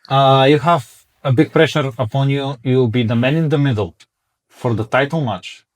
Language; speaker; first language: English; non-native, fluent; Bulgarian